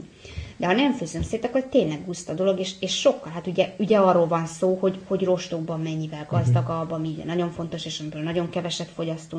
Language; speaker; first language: Hungarian; native; Hungarian